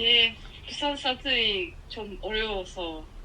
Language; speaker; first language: Korean; non-native, learner; Japanese